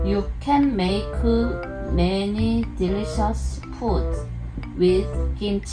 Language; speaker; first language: English; non-native, learner; Korean